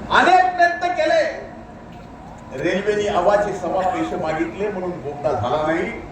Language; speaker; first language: Marathi; native; Marathi